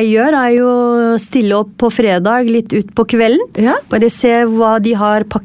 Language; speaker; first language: Norwegian; non-native, fluent; Turkish